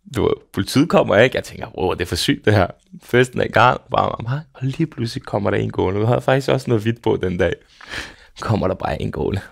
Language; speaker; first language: Danish; early bilingual, other home language; Serbian